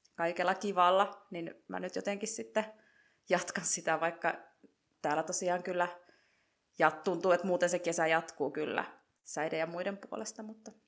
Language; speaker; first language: Finnish; native; Finnish